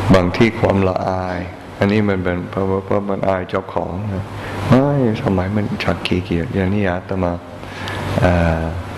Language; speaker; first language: Thai; non-native, fluent; English